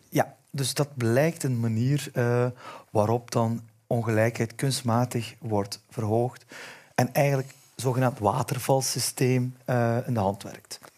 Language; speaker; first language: Dutch; early bilingual, other home language; Turkish